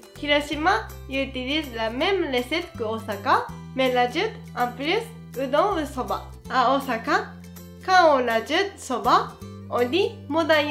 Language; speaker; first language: French; non-native, fluent; Japanese